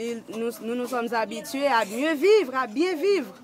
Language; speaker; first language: French; non-native, local second language; Haitian Creole